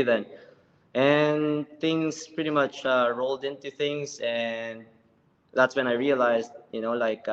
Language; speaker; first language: English; non-native, local second language; Filipino